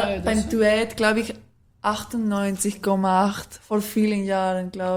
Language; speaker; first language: German; non-native, fluent; Greek